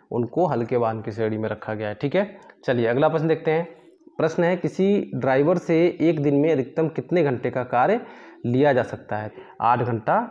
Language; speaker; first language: Hindi; native; Hindi